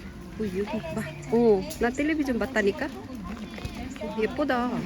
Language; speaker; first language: Korean; non-native, learner; Filipino